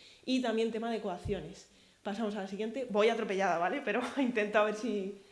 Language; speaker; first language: Spanish; native; Spanish